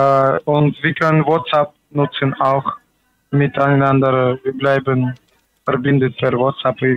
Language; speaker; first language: German; non-native, learner; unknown